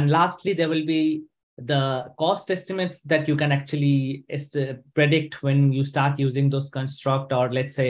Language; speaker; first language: English; non-native, local second language; Bangla